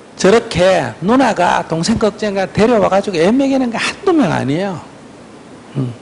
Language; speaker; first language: Korean; native; Korean